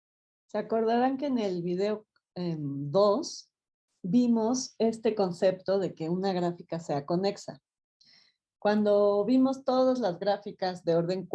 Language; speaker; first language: Spanish; native; Spanish